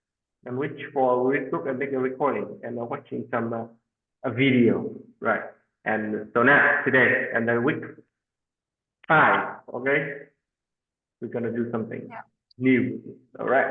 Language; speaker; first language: English; non-native, fluent; Vietnamese